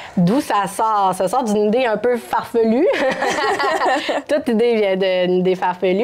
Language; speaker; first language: French; native; French